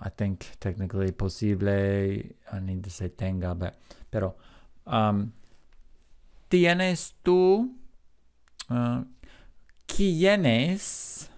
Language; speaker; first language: Spanish; non-native, fluent; English